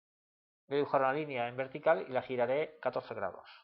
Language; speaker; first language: Spanish; native; Spanish